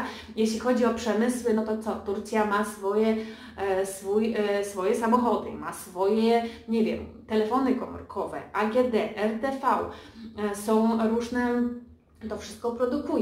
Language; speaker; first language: Polish; early bilingual, heritage; Polish